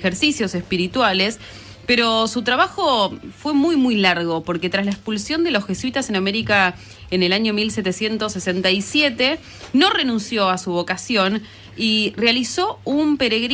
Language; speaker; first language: Spanish; native; Spanish